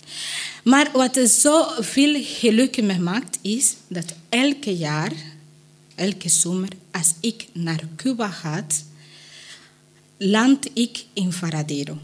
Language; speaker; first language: Dutch; non-native, learner; Spanish